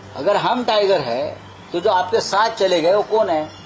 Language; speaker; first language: Hindi; non-native, local second language; Marathi